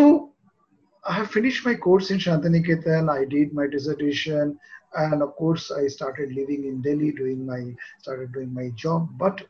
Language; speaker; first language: English; non-native, local second language; Bangla